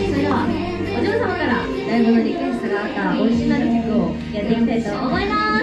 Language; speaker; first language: Japanese; native; Japanese